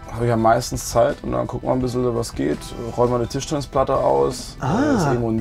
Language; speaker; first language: German; native; German